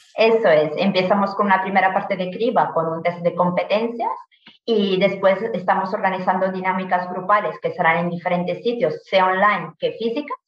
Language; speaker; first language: Spanish; non-native, fluent; Italian